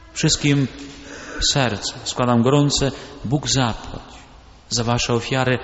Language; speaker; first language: Polish; early bilingual, other home language; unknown